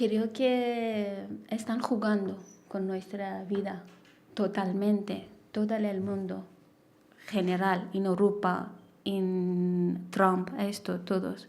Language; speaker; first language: Spanish; non-native, learner; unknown